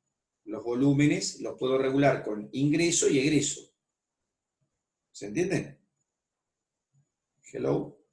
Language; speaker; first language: Spanish; native; Spanish